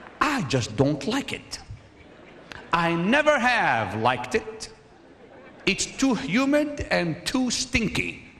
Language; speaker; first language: English; non-native, fluent; Arabic